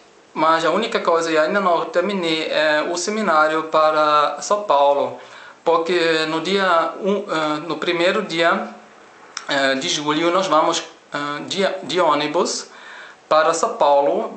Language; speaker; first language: Portuguese; non-native, learner; German